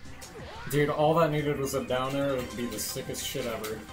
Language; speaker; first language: English; native; English